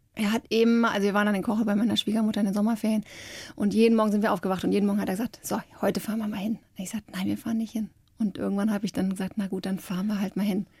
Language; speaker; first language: German; native; German